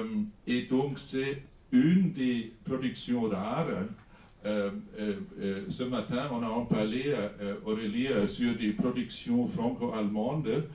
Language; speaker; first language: French; non-native, fluent; German